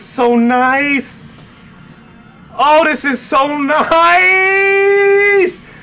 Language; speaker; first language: English; native; English